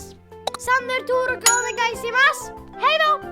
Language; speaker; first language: Japanese; early bilingual, heritage; Japanese